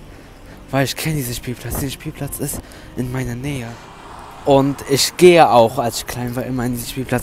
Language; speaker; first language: German; early bilingual, other home language; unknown